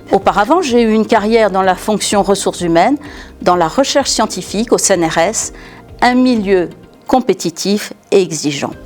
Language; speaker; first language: French; native; French